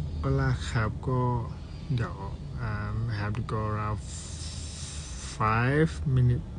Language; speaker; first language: English; non-native, learner; Thai